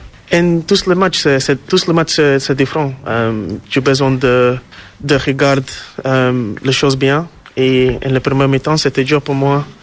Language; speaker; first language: French; non-native, learner; English